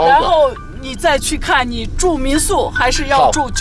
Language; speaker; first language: Chinese; native; Chinese